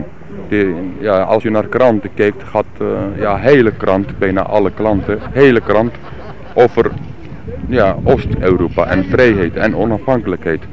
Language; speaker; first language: Dutch; non-native, learner; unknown